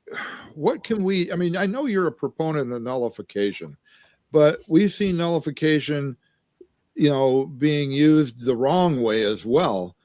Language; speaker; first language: English; native; English